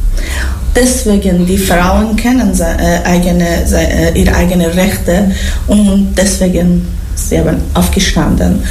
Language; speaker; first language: German; non-native, learner; Persian